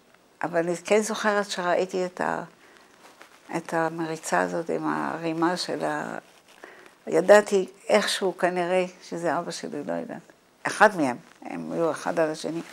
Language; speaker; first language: Hebrew; non-native, fluent; Dutch